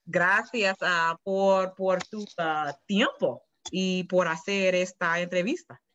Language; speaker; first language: Spanish; non-native, learner; English